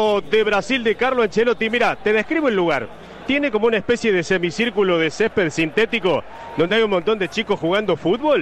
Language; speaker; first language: Spanish; native; Spanish